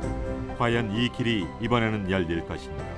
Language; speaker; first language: Korean; native; Korean